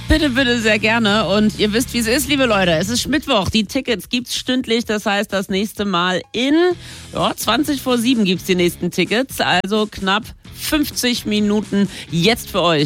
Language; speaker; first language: German; native; German